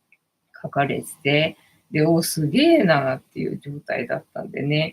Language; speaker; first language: Japanese; native; Japanese